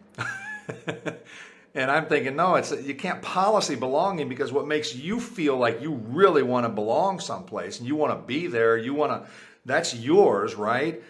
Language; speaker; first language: English; early bilingual, other home language; Spanish